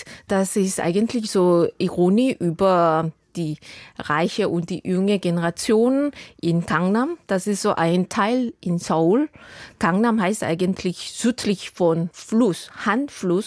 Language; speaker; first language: German; non-native, fluent; Korean